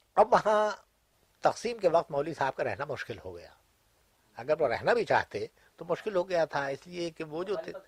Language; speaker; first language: Urdu; native; Urdu